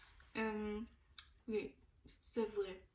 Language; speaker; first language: French; non-native, learner; Korean